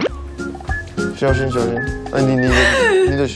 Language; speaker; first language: Chinese; non-native, learner; Korean